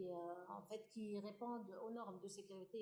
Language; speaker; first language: French; non-native, local second language; Arabic